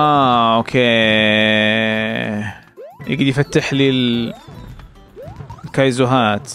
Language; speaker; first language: Arabic; native; Arabic